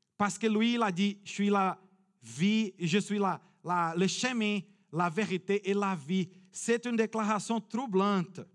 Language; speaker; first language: French; non-native, fluent; Portuguese